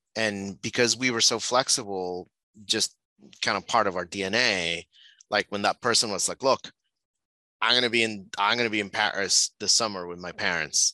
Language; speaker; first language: English; non-native, local second language; Spanish